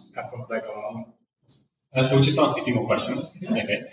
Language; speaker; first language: English; non-native, fluent; Danish